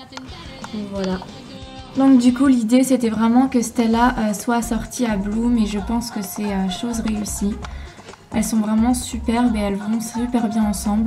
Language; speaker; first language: French; native; French